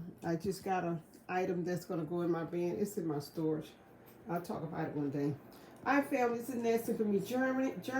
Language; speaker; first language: English; native; English